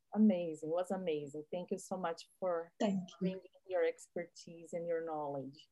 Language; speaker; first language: English; non-native, fluent; Portuguese